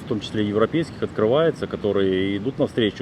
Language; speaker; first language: Russian; native; Russian